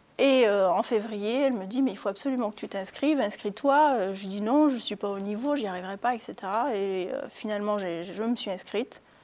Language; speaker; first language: French; early bilingual, other home language; Arabic